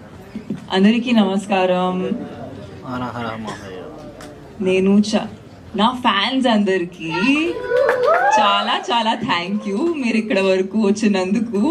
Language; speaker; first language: Telugu; non-native, fluent; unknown